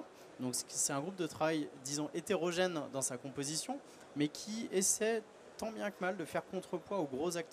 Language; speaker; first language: French; native; French